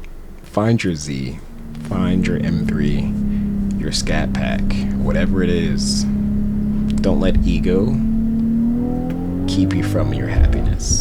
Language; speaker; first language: English; native; English